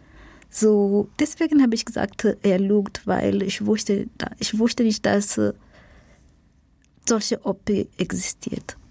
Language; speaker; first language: German; non-native, fluent; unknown